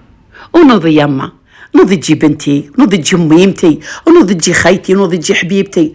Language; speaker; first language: Arabic; native; Arabic